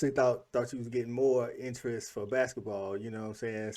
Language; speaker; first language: English; native; English